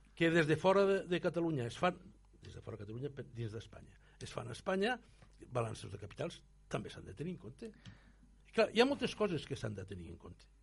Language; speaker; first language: Catalan; native; Catalan